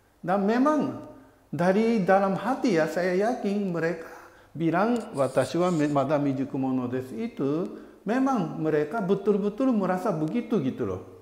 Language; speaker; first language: Indonesian; non-native, fluent; Japanese